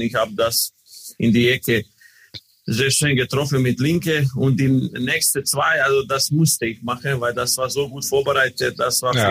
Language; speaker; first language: German; non-native, learner; Croatian